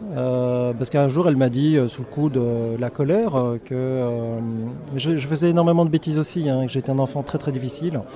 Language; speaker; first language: French; early bilingual, other home language; Korean